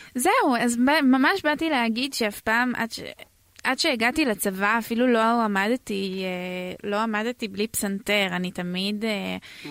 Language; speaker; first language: Hebrew; native; Hebrew